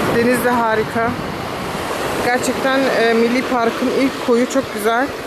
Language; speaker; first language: Turkish; early bilingual, heritage; Turkish